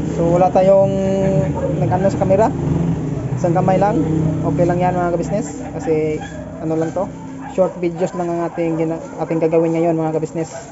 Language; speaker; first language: Filipino; non-native, local second language; Cebuano